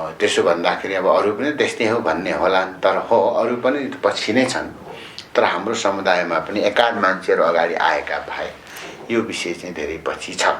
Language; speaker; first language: Nepali; non-native, local second language; Limbu